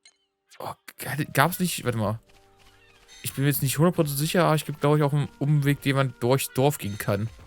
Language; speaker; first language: German; native; German